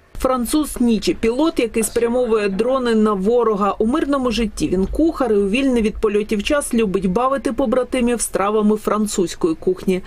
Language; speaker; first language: Ukrainian; native; Ukrainian